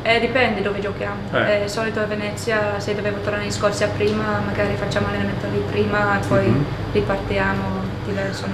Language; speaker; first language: Italian; non-native, fluent; English